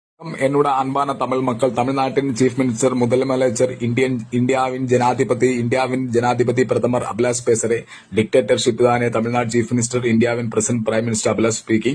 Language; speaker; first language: Tamil; non-native, learner; Malayalam